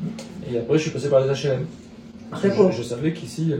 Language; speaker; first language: French; native; French